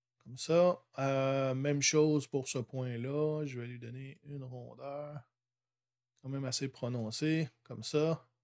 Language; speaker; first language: French; native; French